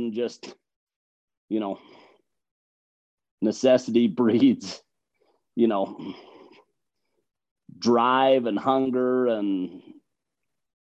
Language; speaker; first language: English; native; English